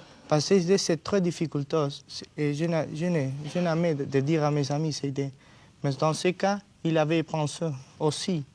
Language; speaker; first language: French; non-native, learner; Spanish